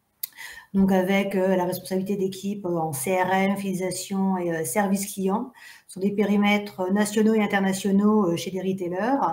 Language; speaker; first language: French; native; French